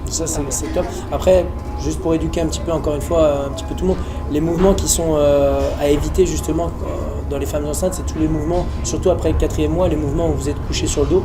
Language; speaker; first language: French; native; French